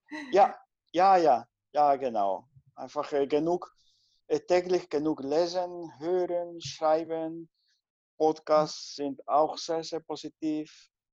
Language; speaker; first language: German; non-native, fluent; Spanish